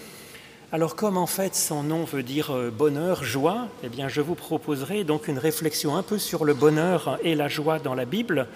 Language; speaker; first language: French; native; French